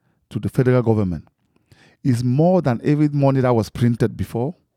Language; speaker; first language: English; non-native, fluent; French